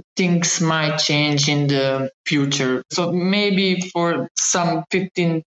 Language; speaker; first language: English; non-native, fluent; Bosnian